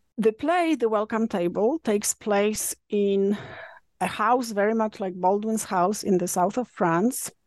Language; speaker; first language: English; non-native, fluent; Polish